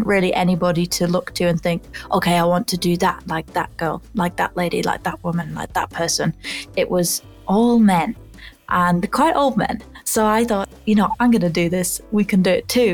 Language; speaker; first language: English; native; English